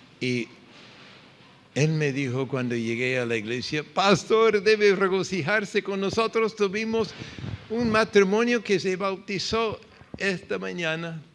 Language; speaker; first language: Spanish; non-native, fluent; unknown